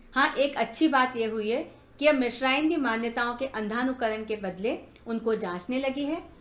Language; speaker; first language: Hindi; native; Hindi